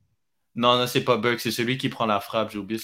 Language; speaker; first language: French; native; French